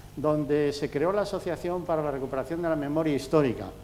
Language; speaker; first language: Spanish; native; Spanish